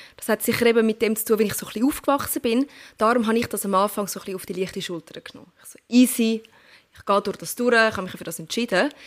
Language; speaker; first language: German; early bilingual, other home language; Turkish